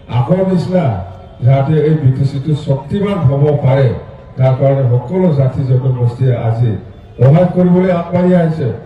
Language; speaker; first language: Assamese; non-native, local second language; Rangpuri